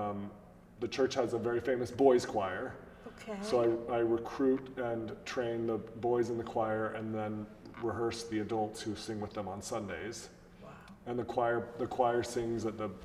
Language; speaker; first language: English; native; English